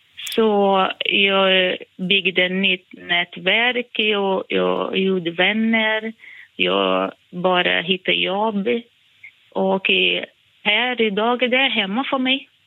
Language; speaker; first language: Swedish; non-native, fluent; Portuguese